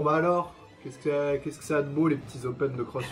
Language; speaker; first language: French; native; French